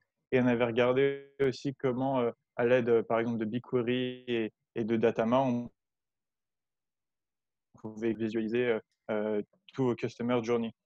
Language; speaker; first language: French; native; French